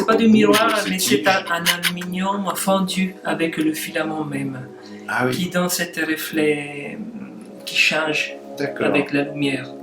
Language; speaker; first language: French; non-native, fluent; Italian